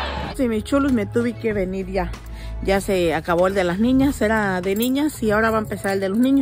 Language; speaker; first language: Spanish; native; Spanish